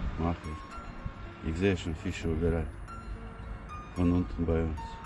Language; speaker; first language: German; non-native, learner; Russian